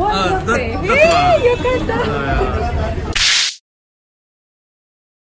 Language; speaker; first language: Japanese; non-native, learner; Hindi